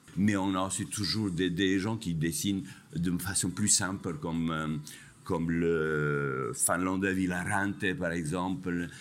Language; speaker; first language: French; non-native, fluent; Albanian